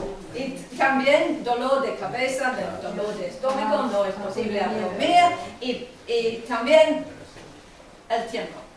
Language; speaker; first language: Spanish; non-native, learner; English